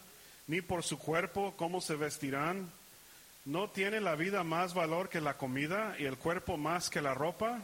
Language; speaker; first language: Spanish; early bilingual, heritage; Spanish